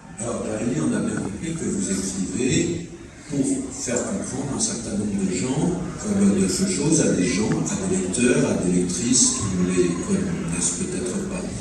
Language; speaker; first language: French; native; French